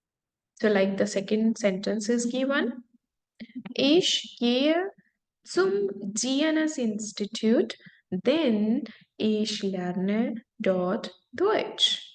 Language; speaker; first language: German; non-native, fluent; Hindi